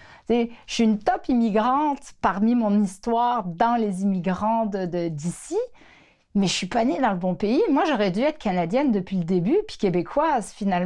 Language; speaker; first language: French; native; French